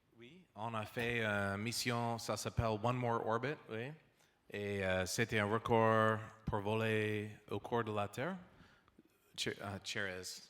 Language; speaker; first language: French; non-native, learner; English